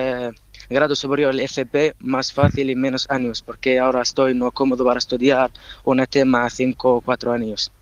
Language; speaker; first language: Spanish; non-native, learner; Arabic